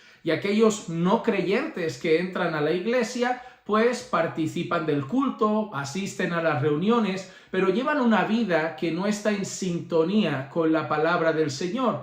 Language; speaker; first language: Spanish; native; Spanish